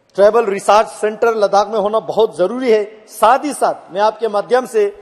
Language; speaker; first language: Hindi; native; Hindi